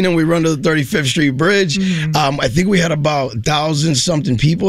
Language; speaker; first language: English; early bilingual, other home language; Spanish